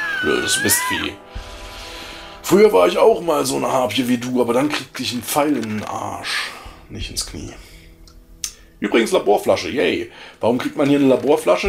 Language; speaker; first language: German; native; German